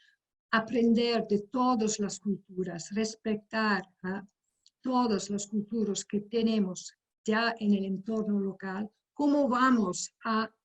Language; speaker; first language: Spanish; non-native, fluent; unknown